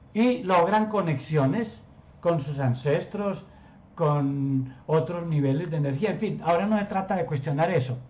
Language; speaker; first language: Spanish; native; Spanish